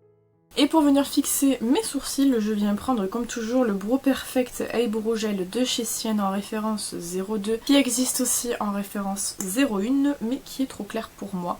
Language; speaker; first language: French; native; French